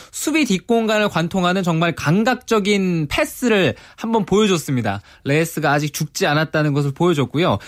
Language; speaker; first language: Korean; native; Korean